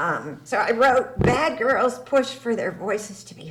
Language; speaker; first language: English; native; English